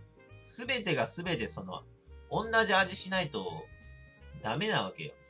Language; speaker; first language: Japanese; native; Japanese